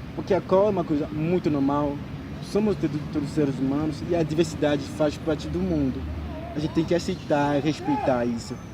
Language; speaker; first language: Portuguese; non-native, fluent; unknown